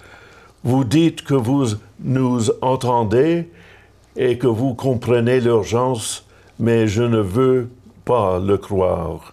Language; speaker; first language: French; non-native, local second language; English